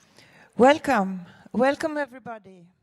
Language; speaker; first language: English; non-native, fluent; Swedish